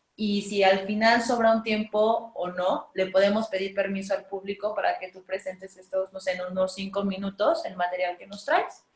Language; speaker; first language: Spanish; native; Spanish